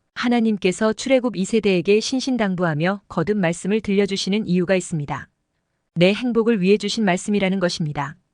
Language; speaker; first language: Korean; native; Korean